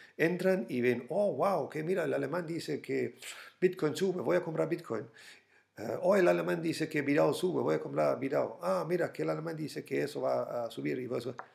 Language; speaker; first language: Spanish; non-native, fluent; German